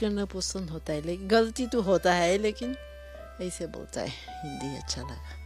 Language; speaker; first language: Hindi; non-native, local second language; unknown